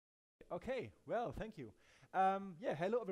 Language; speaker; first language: English; non-native, fluent; German